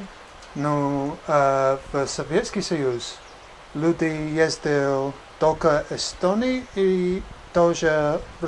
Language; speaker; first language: Russian; non-native, learner; English